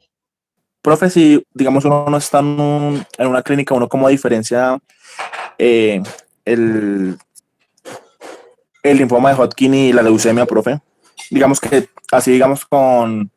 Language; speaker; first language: Spanish; native; Spanish